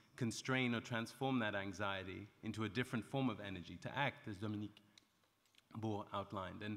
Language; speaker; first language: English; native; English